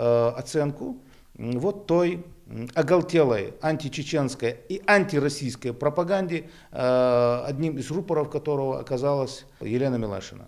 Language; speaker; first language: Russian; non-native, local second language; Chechen